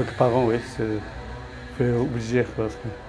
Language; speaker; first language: French; non-native, learner; Tibetan